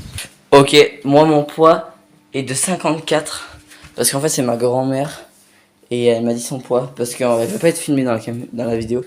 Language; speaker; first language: French; native; French